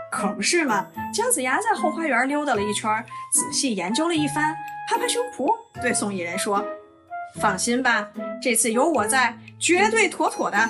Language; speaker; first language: Chinese; native; Chinese